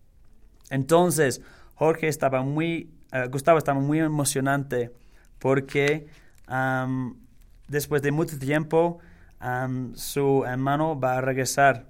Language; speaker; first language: Spanish; non-native, learner; English